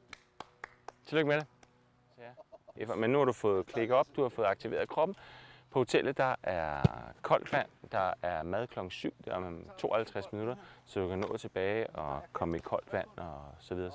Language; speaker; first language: Danish; native; Danish